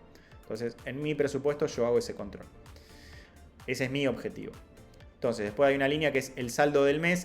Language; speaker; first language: Spanish; native; Spanish